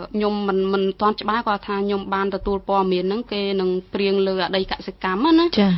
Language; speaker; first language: Khmer; non-native, local second language; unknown